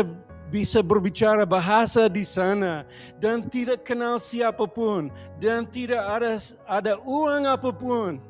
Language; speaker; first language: Indonesian; non-native, learner; English